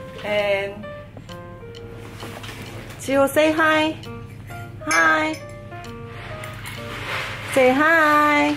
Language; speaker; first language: English; non-native, fluent; Korean